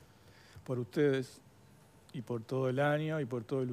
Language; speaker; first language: Spanish; native; Spanish